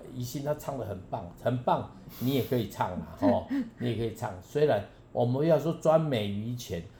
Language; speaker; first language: Chinese; non-native, local second language; Min Nan Chinese